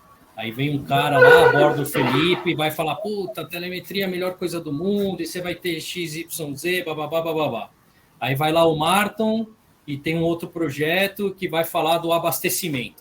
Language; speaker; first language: Portuguese; native; Portuguese